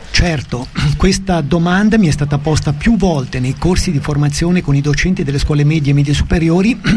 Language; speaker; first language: Italian; native; Italian